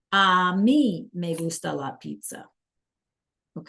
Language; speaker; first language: Spanish; non-native, fluent; English